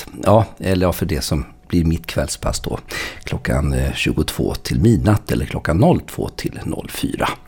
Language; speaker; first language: Swedish; native; Swedish